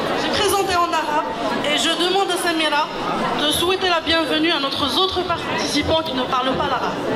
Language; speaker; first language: French; non-native, local second language; Arabic